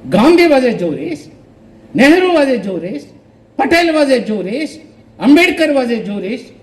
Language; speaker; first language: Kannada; non-native, local second language; Telugu